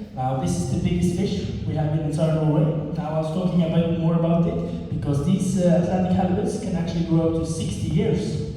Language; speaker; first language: English; non-native, fluent; Norwegian